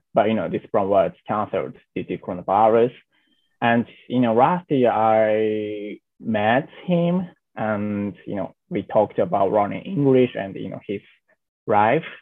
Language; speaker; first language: English; non-native, learner; Japanese